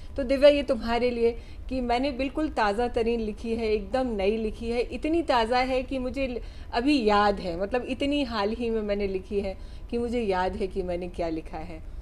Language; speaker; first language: Hindi; native; Hindi